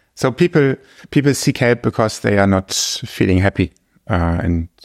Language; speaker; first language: English; non-native, fluent; German